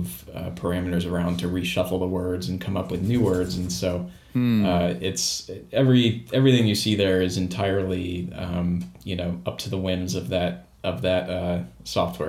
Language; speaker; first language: English; native; English